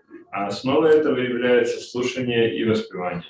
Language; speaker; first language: Russian; native; Russian